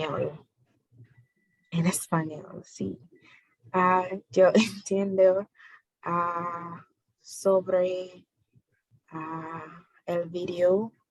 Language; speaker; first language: Spanish; non-native, learner; English